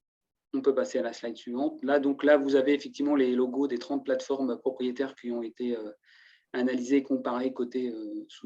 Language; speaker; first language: French; native; French